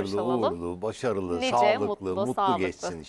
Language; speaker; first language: Turkish; native; Turkish